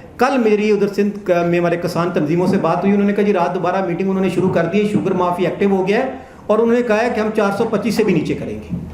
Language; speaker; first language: Urdu; non-native, local second language; Punjabi